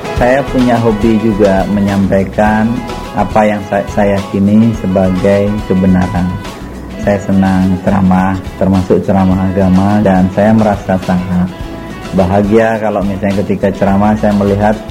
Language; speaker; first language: Indonesian; non-native, local second language; Madurese